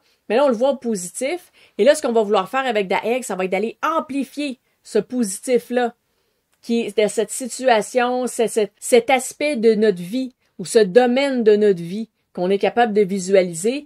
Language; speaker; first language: French; native; French